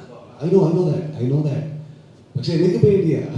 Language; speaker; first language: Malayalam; non-native, learner; Kannada